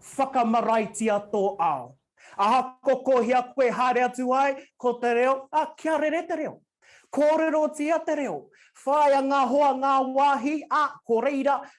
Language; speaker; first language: Māori; non-native, local second language; English